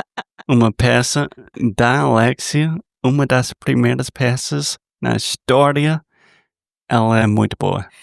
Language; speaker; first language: Portuguese; non-native, fluent; English